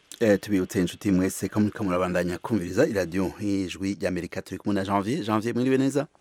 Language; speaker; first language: Rundi; native; Rundi